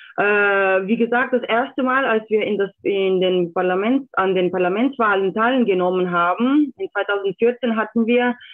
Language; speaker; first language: German; non-native, fluent; Slovenian